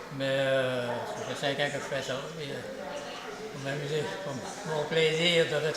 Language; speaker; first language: French; native; French